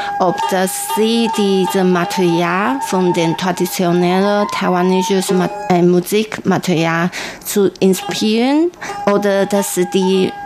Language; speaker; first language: German; non-native, learner; Chinese